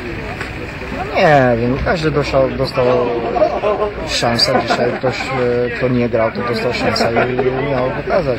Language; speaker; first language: Polish; non-native, learner; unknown